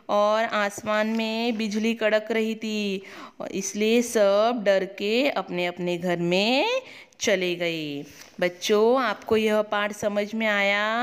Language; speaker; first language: Hindi; non-native, local second language; Marathi